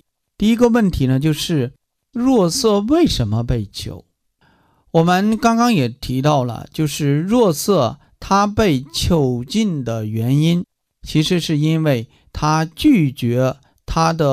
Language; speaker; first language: Chinese; native; Chinese